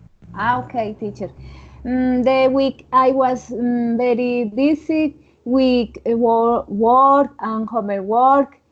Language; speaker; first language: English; non-native, learner; Spanish